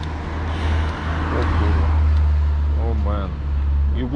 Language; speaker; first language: English; non-native, learner; Polish